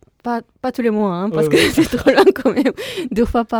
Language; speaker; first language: French; non-native, fluent; Japanese